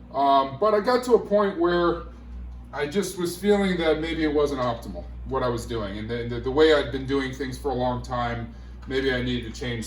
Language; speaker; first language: English; native; English